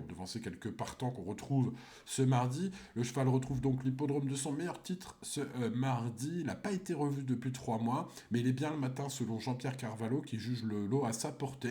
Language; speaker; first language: French; native; French